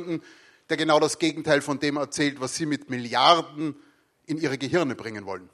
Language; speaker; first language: German; native; German